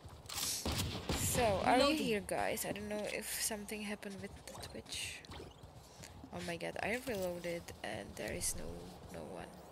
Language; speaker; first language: English; non-native, fluent; Czech